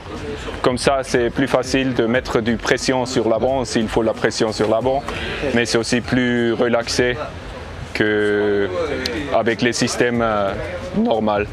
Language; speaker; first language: French; non-native, learner; English